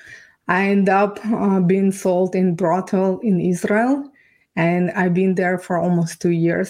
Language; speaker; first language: English; non-native, fluent; Ukrainian